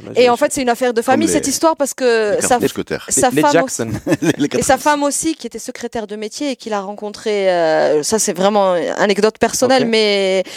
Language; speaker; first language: French; non-native, local second language; Arabic